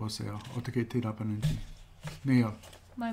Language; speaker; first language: Korean; non-native, fluent; English